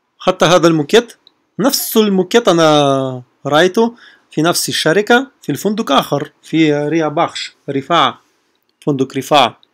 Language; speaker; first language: Arabic; non-native, fluent; Russian